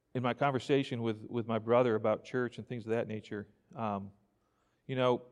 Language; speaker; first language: English; native; English